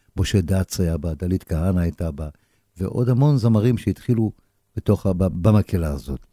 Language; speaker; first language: Hebrew; native; Hebrew